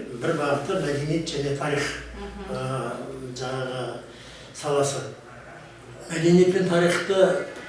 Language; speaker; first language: Kazakh; native; Kazakh